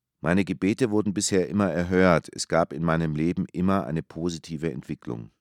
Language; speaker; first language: German; early bilingual, other home language; Turkish